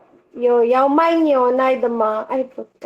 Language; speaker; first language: Chinese; non-native, learner; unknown